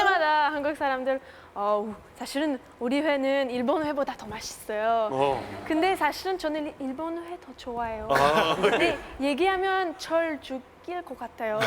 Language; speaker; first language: Korean; non-native, fluent; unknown